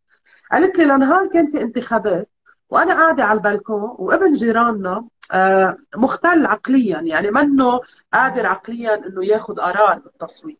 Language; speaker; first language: Arabic; native; Arabic